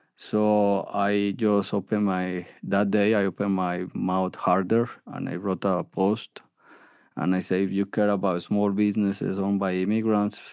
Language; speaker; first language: English; non-native, fluent; Spanish